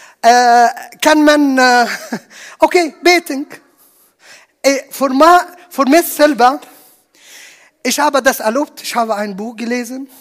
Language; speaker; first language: German; non-native, learner; Arabic